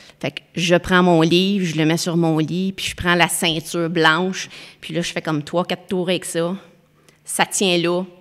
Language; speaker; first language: French; native; French